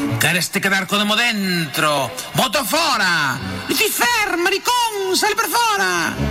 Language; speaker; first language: Galician; native; Galician